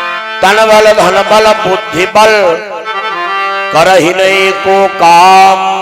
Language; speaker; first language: Hindi; native; Hindi